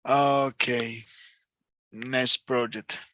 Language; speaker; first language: English; non-native, learner; Spanish